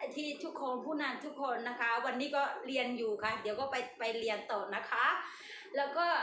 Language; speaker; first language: Thai; non-native, fluent; Burmese